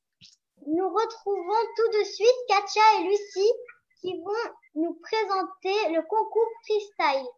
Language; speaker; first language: French; native; French